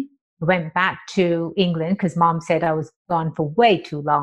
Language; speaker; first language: English; native; English